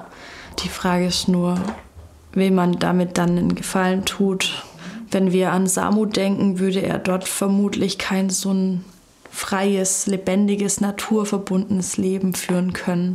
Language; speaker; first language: German; native; German